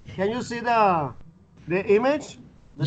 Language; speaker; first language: English; non-native, fluent; Spanish